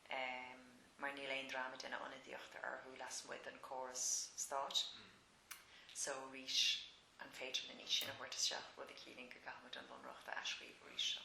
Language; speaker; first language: Irish; non-native, local second language; English